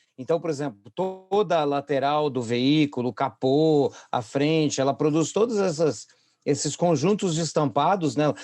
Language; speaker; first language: Portuguese; native; Portuguese